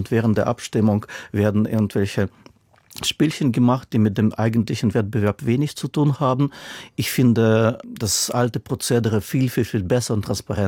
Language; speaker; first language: German; non-native, fluent; Russian